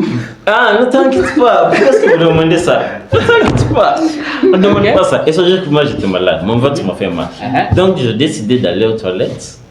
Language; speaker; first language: French; non-native, learner; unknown